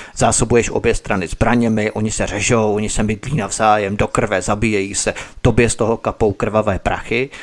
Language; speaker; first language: Czech; native; Czech